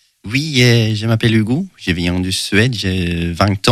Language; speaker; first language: French; non-native, learner; Swedish